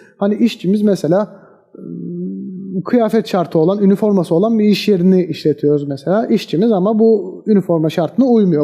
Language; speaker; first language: Turkish; native; Turkish